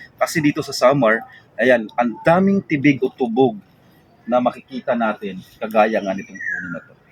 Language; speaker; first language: Filipino; non-native, local second language; Cebuano